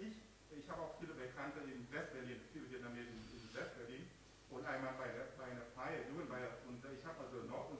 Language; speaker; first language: German; non-native, learner; Vietnamese